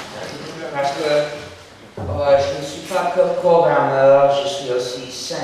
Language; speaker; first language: French; non-native, fluent; English